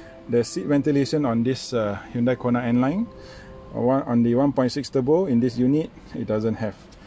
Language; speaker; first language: English; non-native, local second language; Malay